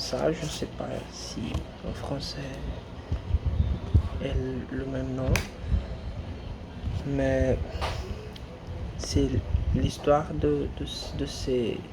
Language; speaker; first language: French; non-native, learner; Portuguese